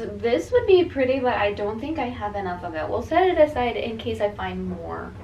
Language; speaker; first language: English; native; English